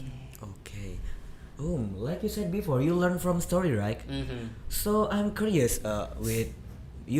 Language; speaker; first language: English; non-native, learner; Indonesian